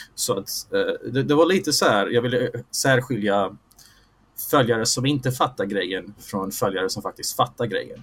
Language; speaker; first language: Swedish; early bilingual, other home language; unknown